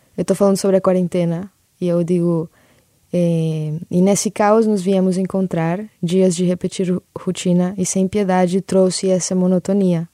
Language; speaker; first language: Portuguese; early bilingual, other home language; Spanish